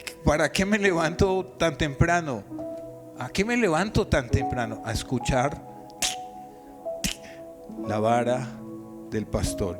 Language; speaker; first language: Spanish; native; Spanish